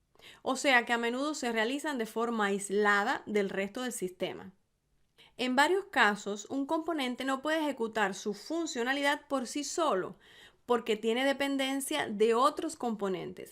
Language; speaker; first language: Spanish; native; Spanish